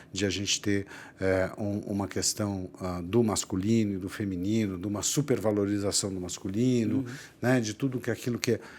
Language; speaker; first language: Portuguese; native; Portuguese